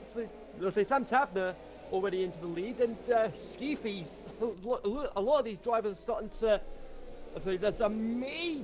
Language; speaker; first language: English; native; English